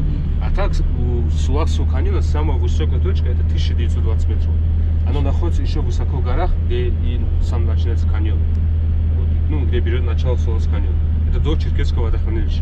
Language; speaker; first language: Russian; non-native, local second language; Avaric